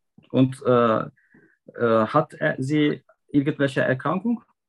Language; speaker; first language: German; non-native, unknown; Turkish